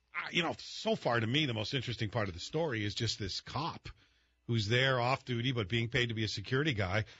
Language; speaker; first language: English; native; English